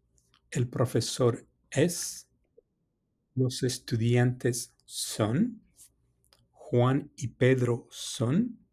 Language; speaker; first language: Spanish; non-native, fluent; English